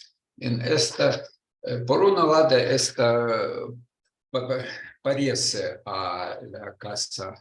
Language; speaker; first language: Spanish; non-native, learner; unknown